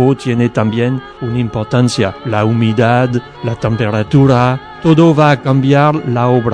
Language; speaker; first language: Spanish; non-native, learner; French